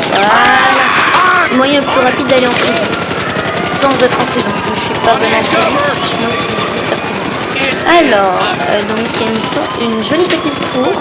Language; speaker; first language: French; native; French